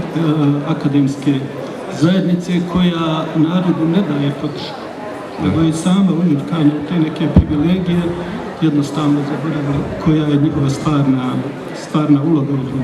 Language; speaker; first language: Bosnian; native; Bosnian